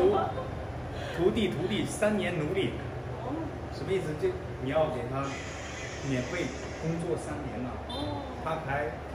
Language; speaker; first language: Chinese; native; Chinese